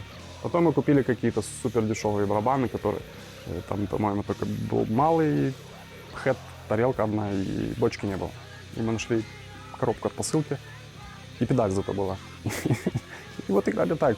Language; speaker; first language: Russian; native; Russian